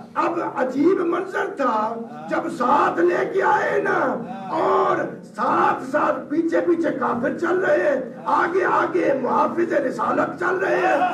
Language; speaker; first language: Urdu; non-native, local second language; Punjabi